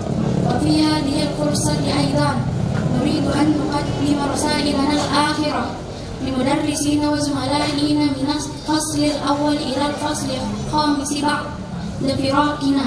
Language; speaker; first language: Arabic; non-native, learner; Indonesian